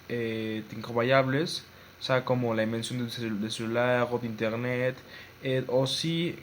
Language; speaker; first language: French; non-native, learner; Spanish